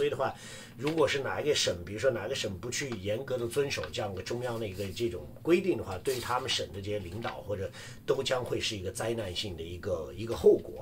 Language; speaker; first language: Chinese; native; Chinese